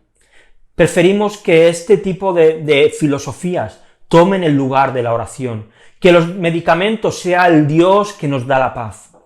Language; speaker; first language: Spanish; native; Spanish